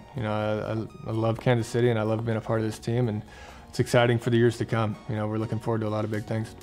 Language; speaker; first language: English; native; English